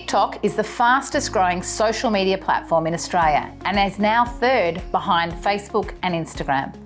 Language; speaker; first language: English; native; English